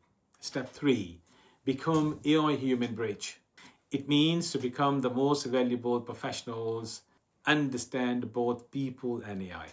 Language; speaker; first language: English; non-native, fluent; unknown